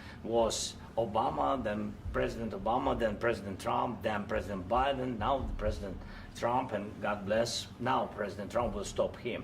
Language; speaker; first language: English; non-native, fluent; Russian